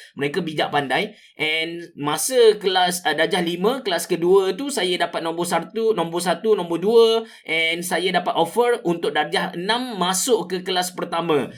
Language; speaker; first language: Malay; native; Malay